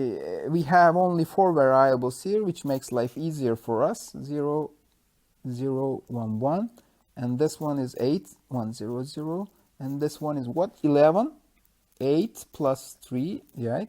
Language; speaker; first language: English; non-native, fluent; Turkish